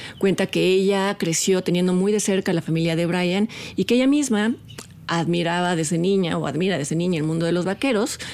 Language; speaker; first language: Spanish; native; Spanish